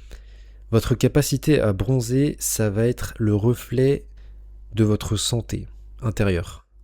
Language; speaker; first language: French; native; French